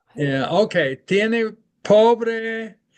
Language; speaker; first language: Spanish; non-native, fluent; English